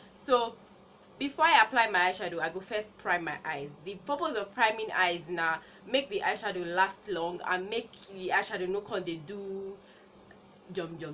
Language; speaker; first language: Nigerian Pidgin; non-native, local second language; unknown